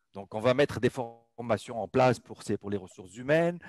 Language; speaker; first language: French; non-native, local second language; Arabic